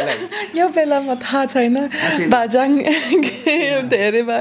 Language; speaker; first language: Nepali; non-native, learner; German